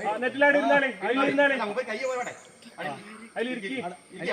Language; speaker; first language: Malayalam; native; Malayalam